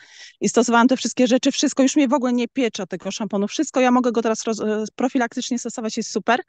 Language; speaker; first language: Polish; native; Polish